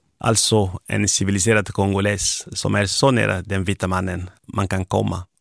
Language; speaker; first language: Swedish; non-native, fluent; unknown